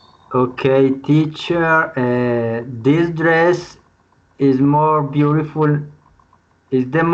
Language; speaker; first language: English; non-native, learner; Spanish